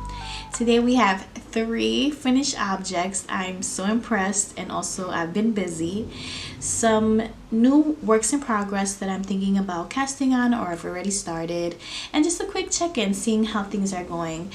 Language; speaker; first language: English; native; English